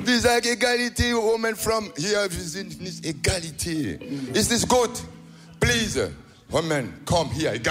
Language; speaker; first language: English; non-native, learner; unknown